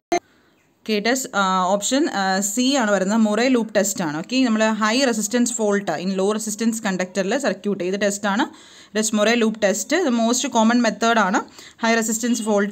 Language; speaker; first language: English; non-native, local second language; Malayalam